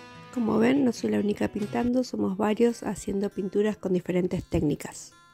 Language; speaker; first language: Spanish; native; Spanish